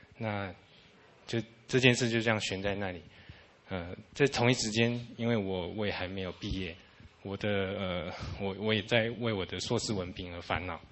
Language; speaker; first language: Chinese; native; Chinese